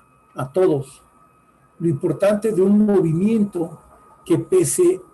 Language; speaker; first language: Spanish; native; Spanish